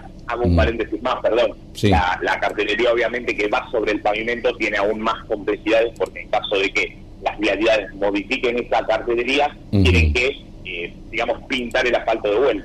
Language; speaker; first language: Spanish; native; Spanish